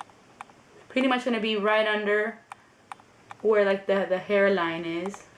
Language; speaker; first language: English; native; English